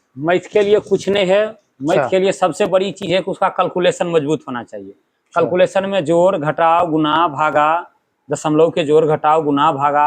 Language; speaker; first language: Hindi; native; Hindi